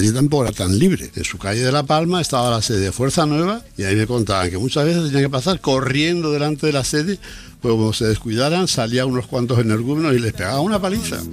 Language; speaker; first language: Spanish; native; Spanish